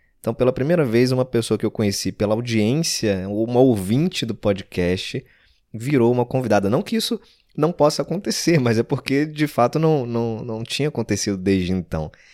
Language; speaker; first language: Portuguese; native; Portuguese